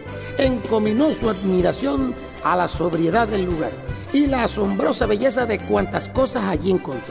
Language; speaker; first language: Spanish; native; Spanish